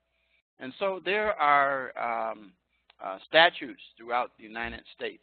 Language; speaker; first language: English; native; English